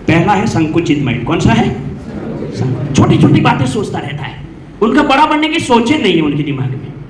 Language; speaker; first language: Hindi; non-native, local second language; Gujarati